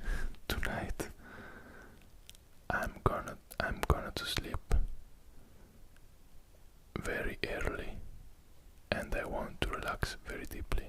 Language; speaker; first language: English; non-native, fluent; Italian